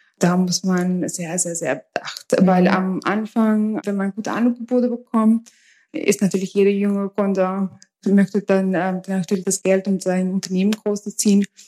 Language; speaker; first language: German; early bilingual, other home language; Albanian